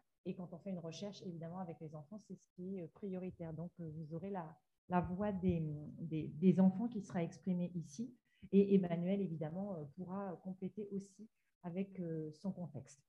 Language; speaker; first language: French; native; French